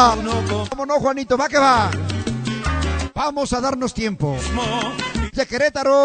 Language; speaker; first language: Spanish; native; Spanish